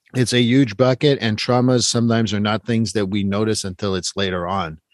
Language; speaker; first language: English; non-native, fluent; French